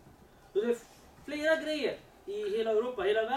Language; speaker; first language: Swedish; non-native, learner; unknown